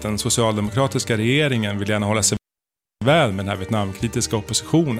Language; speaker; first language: Swedish; native; Swedish